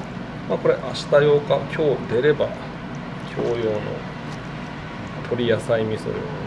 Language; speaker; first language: Japanese; native; Japanese